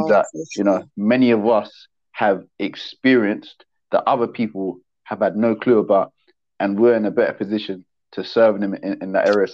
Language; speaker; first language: English; native; English